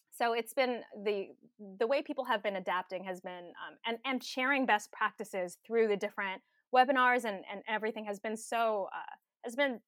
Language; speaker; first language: English; early bilingual, other home language; Filipino